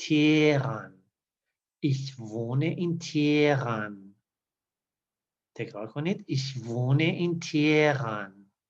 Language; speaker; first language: German; non-native, learner; Persian